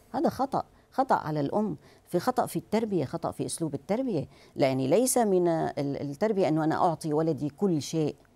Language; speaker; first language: Arabic; native; Arabic